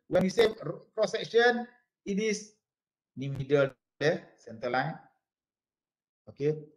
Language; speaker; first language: English; non-native, local second language; Malay